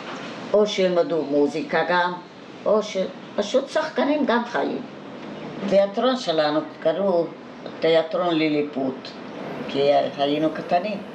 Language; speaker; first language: Hebrew; non-native, fluent; Hungarian